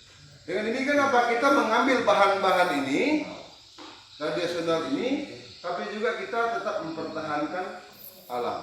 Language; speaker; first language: Indonesian; non-native, local second language; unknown